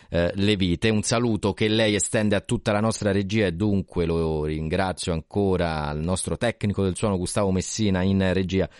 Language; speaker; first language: Italian; native; Italian